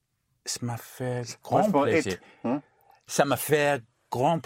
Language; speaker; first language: French; non-native, learner; English